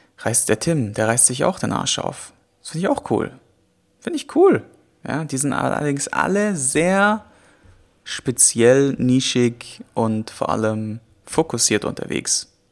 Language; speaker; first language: German; native; German